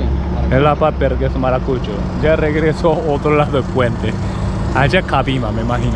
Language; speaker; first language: Spanish; non-native, learner; Japanese